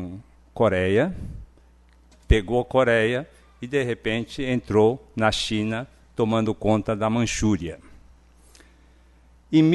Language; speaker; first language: Portuguese; early bilingual, other home language; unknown